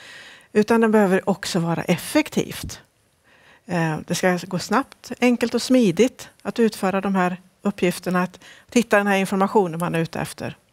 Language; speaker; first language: Swedish; native; Swedish